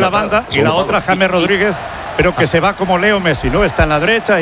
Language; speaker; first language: Spanish; native; Spanish